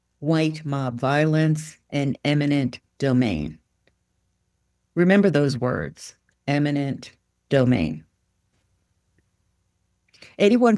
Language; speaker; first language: English; native; English